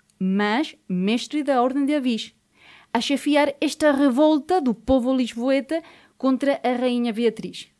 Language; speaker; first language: Portuguese; native; Portuguese